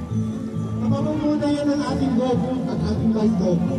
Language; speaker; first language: Filipino; native; Filipino